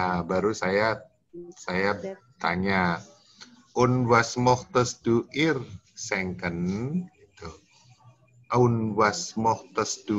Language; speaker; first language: German; non-native, fluent; Indonesian